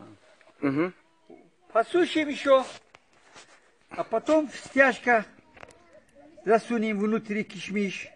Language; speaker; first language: Russian; non-native, learner; Uzbek